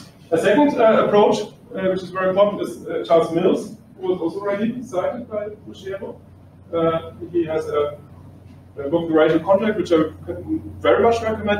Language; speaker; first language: English; non-native, fluent; German